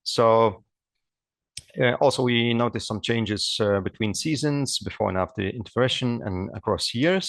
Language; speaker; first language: English; non-native, fluent; Lithuanian